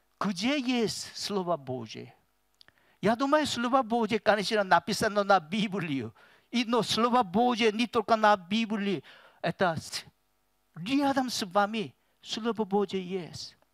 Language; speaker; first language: Russian; non-native, learner; Korean